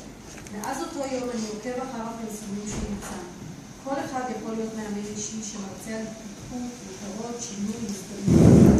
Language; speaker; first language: Hebrew; native; Hebrew